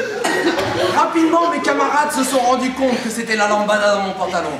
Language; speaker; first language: French; native; French